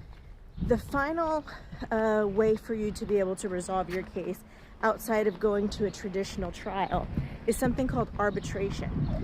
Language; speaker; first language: English; native; English